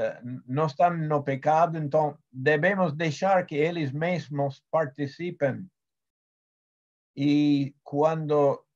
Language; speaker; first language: Portuguese; non-native, fluent; Spanish